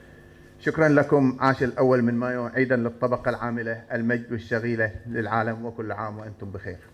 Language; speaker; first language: Arabic; native; Arabic